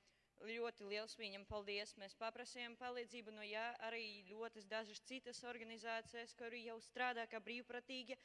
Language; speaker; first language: Latvian; non-native, learner; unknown